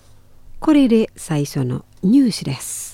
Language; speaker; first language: Japanese; non-native, fluent; Indonesian